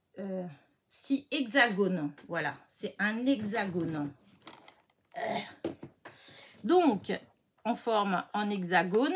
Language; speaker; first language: French; native; French